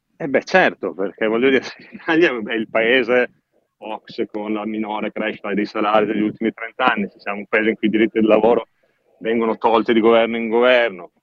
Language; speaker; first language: Italian; native; Italian